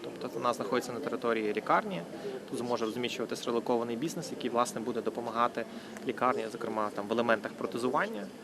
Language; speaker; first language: Ukrainian; native; Ukrainian